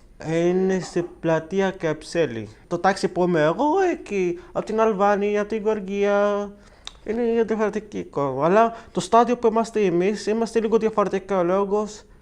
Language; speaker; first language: Greek; non-native, learner; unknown